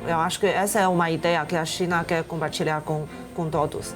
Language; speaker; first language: Portuguese; non-native, fluent; Chinese